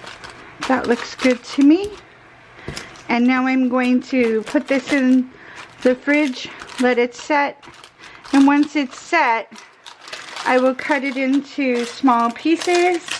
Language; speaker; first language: English; native; English